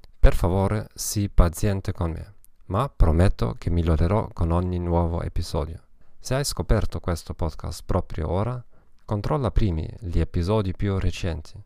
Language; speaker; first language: Italian; non-native, learner; German